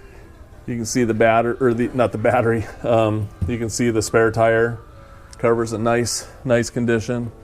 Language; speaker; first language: English; native; English